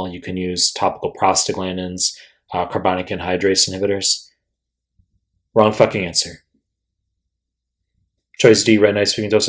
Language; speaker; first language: English; native; English